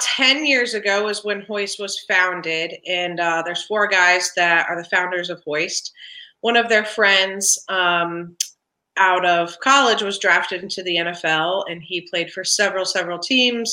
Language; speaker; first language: English; native; English